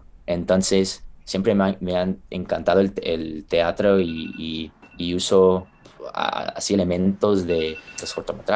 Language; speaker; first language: Spanish; early bilingual, heritage; Spanish